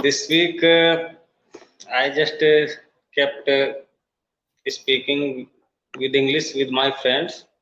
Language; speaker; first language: English; non-native, learner; Hindi